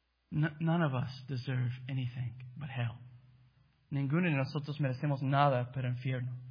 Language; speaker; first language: Spanish; non-native, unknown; English